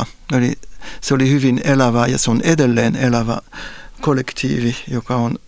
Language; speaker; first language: Finnish; non-native, fluent; French